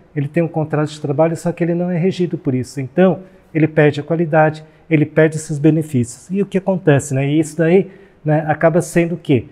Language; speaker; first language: Portuguese; native; Portuguese